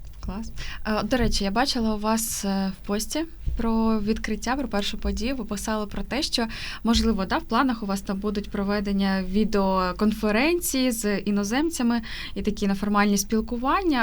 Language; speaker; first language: Ukrainian; native; Ukrainian